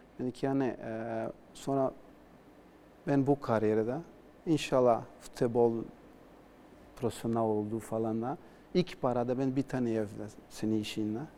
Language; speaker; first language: Turkish; non-native, learner; Portuguese